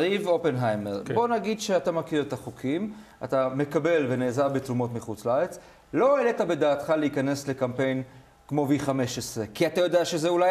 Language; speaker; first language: Hebrew; native; Hebrew